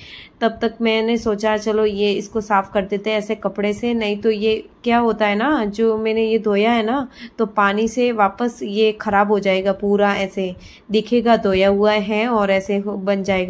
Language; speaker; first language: Hindi; native; Hindi